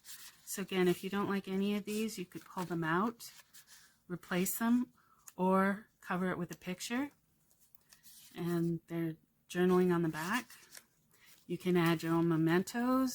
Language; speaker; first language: English; native; English